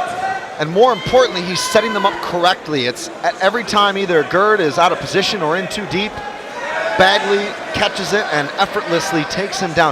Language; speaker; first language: English; native; English